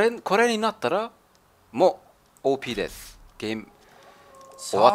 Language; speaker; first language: Japanese; non-native, learner; German